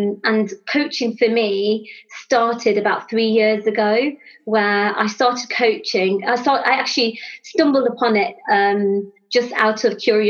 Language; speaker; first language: English; native; English